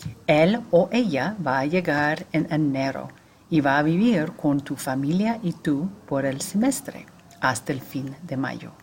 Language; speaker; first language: Spanish; non-native, fluent; English